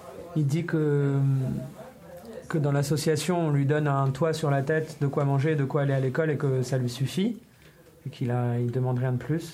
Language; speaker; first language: French; native; French